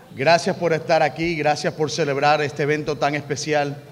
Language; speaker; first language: Spanish; early bilingual, heritage; Spanish